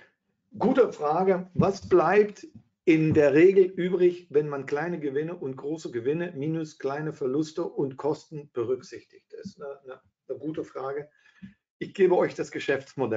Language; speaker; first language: German; non-native, fluent; Dutch